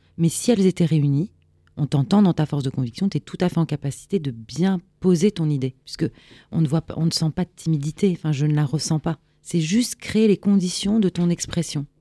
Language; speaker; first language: French; native; French